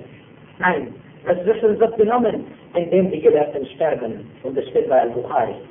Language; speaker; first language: German; non-native, fluent; Arabic